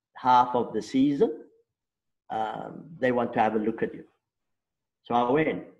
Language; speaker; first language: English; non-native, local second language; Afrikaans